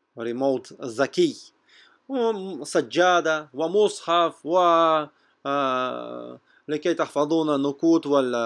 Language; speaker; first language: Arabic; non-native, fluent; Russian